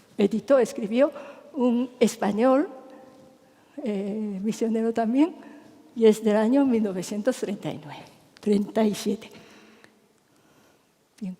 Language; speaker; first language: Spanish; non-native, fluent; Japanese